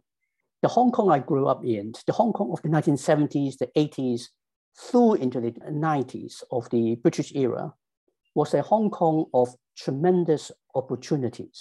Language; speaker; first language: English; non-native, local second language; Cantonese